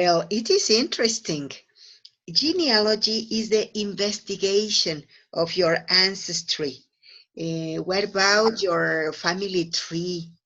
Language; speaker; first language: English; non-native, fluent; Spanish